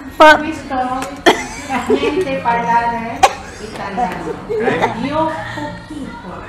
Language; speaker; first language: Italian; non-native, learner; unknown